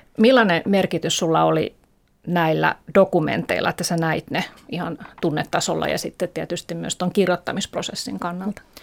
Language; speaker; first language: Finnish; native; Finnish